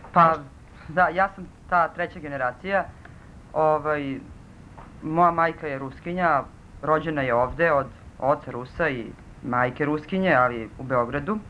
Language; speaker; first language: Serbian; early bilingual, other home language; Russian